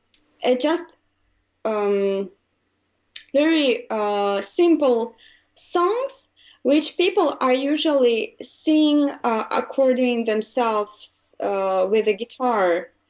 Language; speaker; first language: English; non-native, fluent; Russian